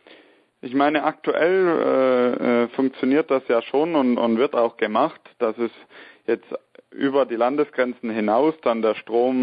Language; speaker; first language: German; native; German